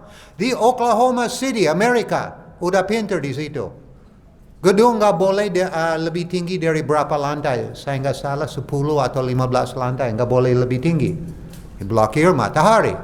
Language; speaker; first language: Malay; non-native, fluent; English